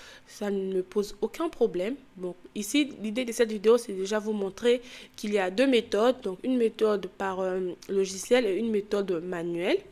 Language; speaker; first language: French; native; French